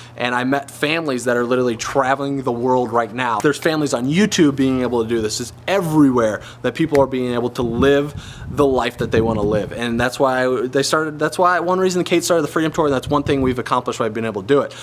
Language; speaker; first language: English; native; English